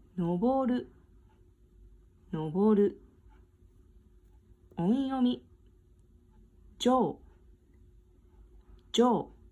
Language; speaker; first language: Japanese; native; Japanese